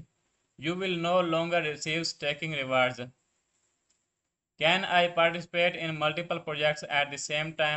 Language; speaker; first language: English; non-native, learner; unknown